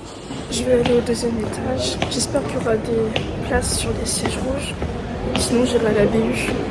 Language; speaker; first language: French; native; French